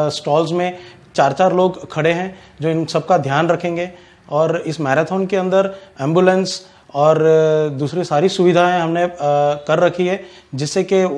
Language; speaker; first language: Hindi; non-native, local second language; Gujarati